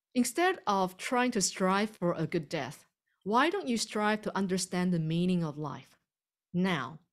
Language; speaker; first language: English; early bilingual, other home language; Chinese